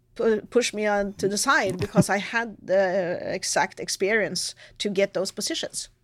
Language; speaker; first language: English; non-native, fluent; Norwegian